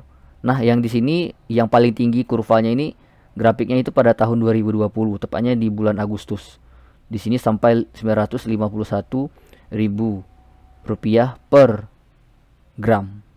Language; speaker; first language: Indonesian; native; Indonesian